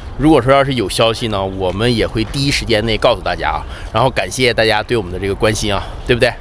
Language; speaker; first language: Chinese; native; Chinese